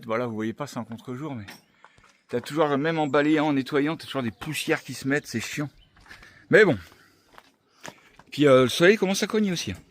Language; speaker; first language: French; native; French